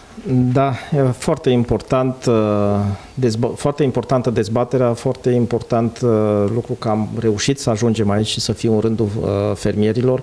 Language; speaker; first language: Romanian; native; Romanian